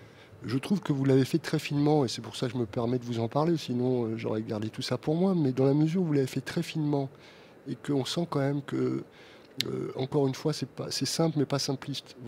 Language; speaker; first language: French; native; French